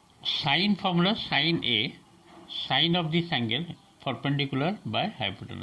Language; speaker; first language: English; non-native, local second language; Bangla